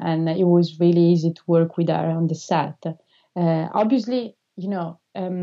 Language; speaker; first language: English; non-native, fluent; Italian